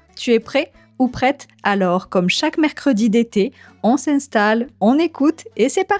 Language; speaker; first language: French; native; French